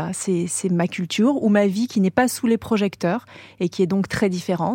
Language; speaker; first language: French; native; French